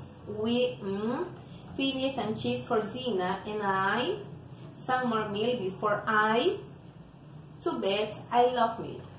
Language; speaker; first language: English; non-native, fluent; Spanish